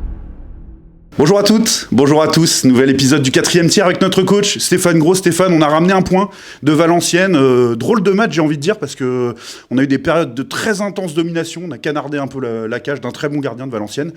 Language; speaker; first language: French; native; French